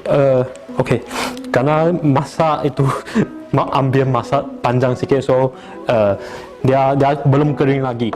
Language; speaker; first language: Indonesian; non-native, local second language; Chinese